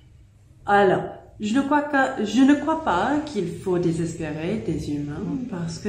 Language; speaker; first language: French; non-native, learner; English